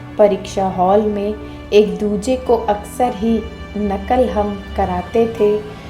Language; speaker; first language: Hindi; native; Hindi